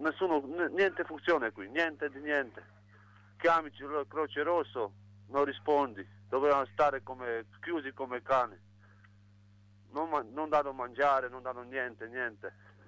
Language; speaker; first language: Italian; non-native, learner; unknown